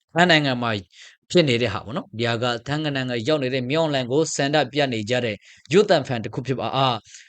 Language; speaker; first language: Burmese; native; Burmese